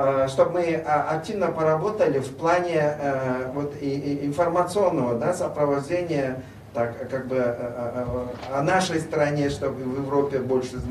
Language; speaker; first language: Russian; non-native, local second language; Kyrgyz